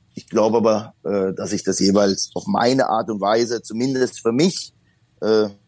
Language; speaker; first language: German; early bilingual, other home language; Polish